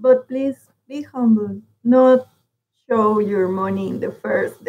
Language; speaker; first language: English; non-native, learner; Spanish